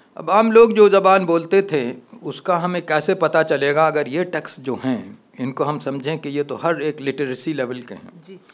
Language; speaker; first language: Hindi; native; Hindi